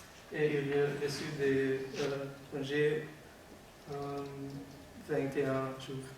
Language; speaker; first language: French; non-native, learner; Dutch